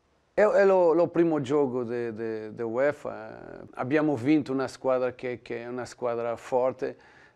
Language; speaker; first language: Italian; non-native, learner; Portuguese